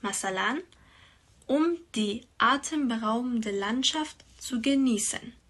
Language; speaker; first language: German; non-native, fluent; Persian